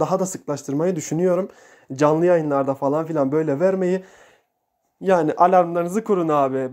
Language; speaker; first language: Turkish; native; Turkish